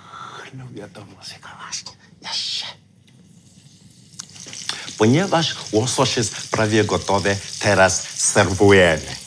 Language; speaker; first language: Polish; non-native, learner; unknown